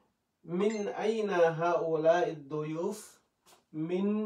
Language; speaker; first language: Arabic; non-native, fluent; Western Cham